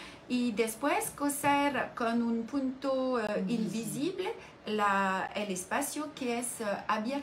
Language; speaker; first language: Spanish; non-native, learner; French